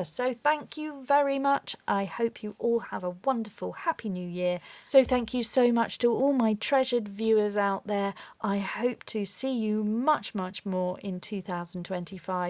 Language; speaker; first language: English; native; English